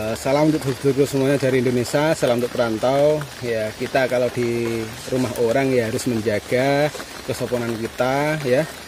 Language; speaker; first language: Indonesian; non-native, local second language; Javanese